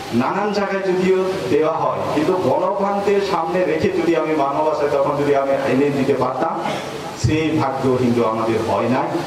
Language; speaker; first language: Bangla; non-native, local second language; Marma